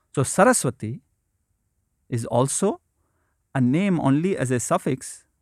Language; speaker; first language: English; non-native, local second language; Hindi